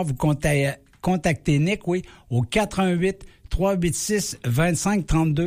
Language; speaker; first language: French; native; French